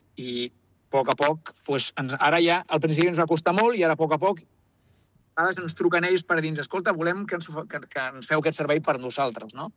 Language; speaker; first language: Catalan; non-native, local second language; Spanish